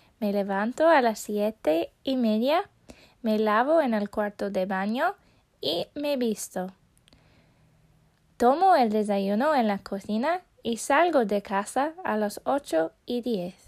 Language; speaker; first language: Spanish; non-native, fluent; English